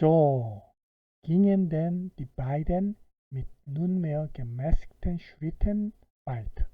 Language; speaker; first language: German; non-native, fluent; Korean